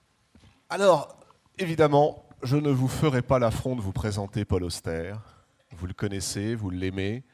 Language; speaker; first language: French; native; French